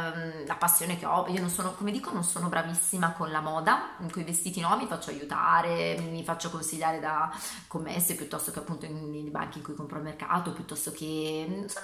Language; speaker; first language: Italian; native; Italian